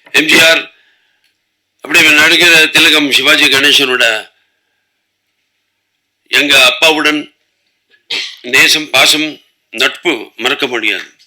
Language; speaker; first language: Tamil; non-native, local second language; Telugu